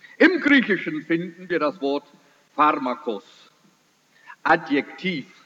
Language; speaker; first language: German; early bilingual, heritage; German